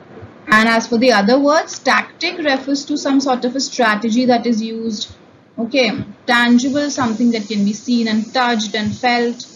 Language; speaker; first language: English; non-native, local second language; Hindi